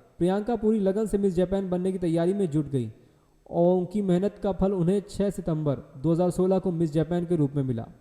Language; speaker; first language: Hindi; native; Hindi